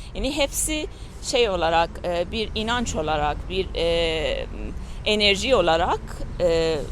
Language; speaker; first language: Turkish; non-native, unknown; Persian